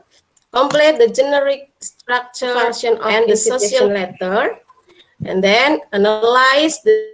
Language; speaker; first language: English; non-native, fluent; Indonesian